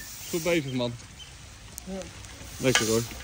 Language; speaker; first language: Dutch; native; Dutch